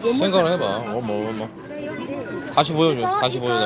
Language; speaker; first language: Korean; native; Korean